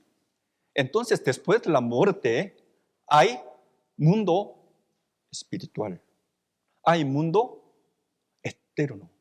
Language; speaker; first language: Spanish; non-native, fluent; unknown